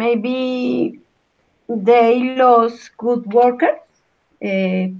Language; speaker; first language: English; non-native, learner; Spanish